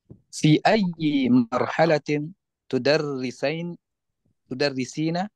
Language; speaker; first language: Arabic; non-native, learner; Indonesian